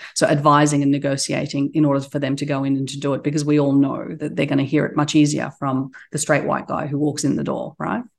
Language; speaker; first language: English; native; English